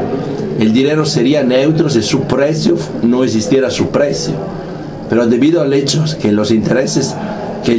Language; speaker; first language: Spanish; non-native, fluent; Italian